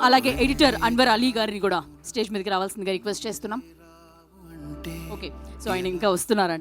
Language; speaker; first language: Telugu; native; Telugu